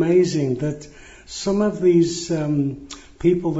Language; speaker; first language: English; native; English